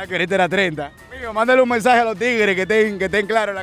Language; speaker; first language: Spanish; native; Spanish